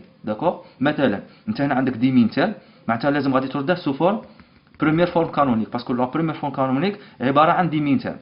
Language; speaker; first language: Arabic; native; Arabic